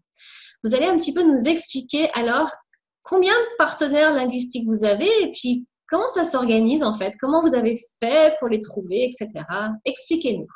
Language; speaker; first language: French; native; French